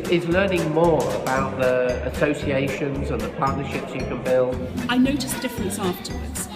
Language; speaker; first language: English; native; English